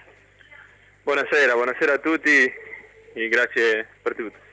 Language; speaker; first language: Italian; non-native, learner; Spanish